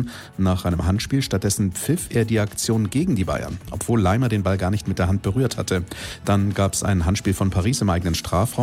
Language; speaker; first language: German; native; German